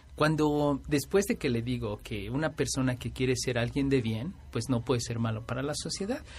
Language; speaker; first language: Spanish; native; Spanish